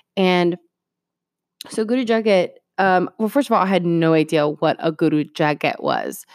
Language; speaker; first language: English; early bilingual, other home language; Spanish